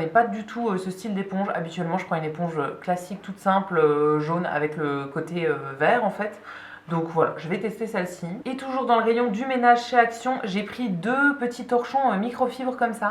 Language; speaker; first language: French; native; French